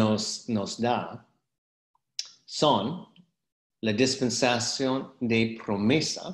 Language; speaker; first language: Spanish; non-native, fluent; English